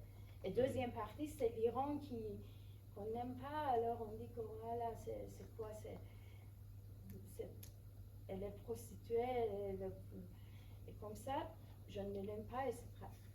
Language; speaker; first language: French; non-native, fluent; Persian